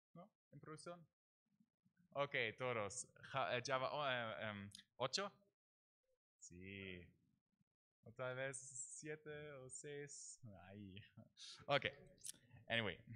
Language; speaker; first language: Spanish; non-native, learner; German